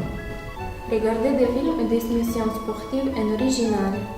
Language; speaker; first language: French; non-native, learner; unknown